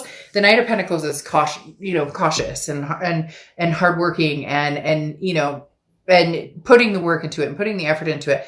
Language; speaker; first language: English; native; English